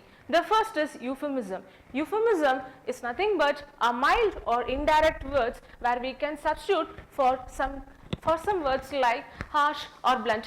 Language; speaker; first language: English; non-native, local second language; Tamil